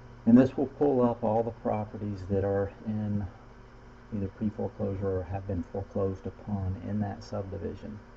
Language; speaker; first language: English; native; English